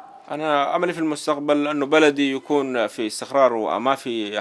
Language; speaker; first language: Arabic; native; Arabic